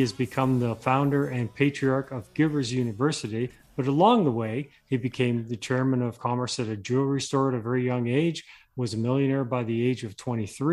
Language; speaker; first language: English; native; English